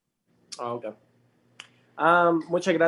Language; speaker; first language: Spanish; early bilingual, heritage; English